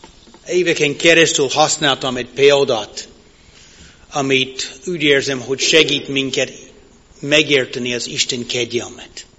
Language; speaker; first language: Hungarian; non-native, fluent; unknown